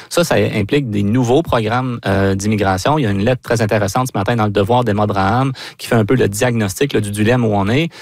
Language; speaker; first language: French; native; French